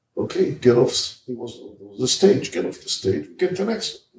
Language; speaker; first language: English; early bilingual, other home language; Hebrew